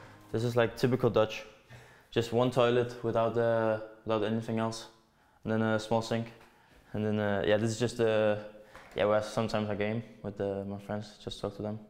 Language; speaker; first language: English; non-native, fluent; Danish